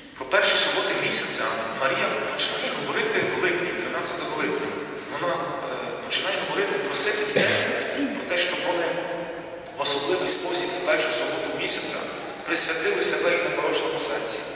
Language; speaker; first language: Ukrainian; non-native, fluent; Polish